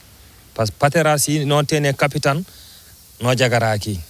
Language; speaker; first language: Spanish; non-native, learner; Fula